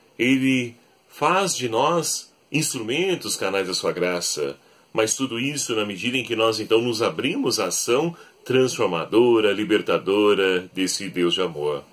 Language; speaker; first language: Portuguese; native; Portuguese